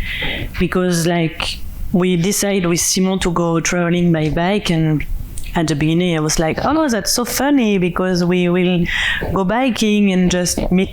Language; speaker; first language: English; non-native, fluent; French